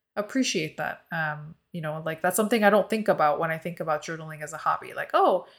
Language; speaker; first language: English; early bilingual, other home language; Korean